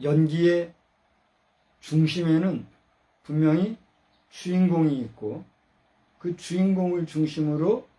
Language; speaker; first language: Korean; native; Korean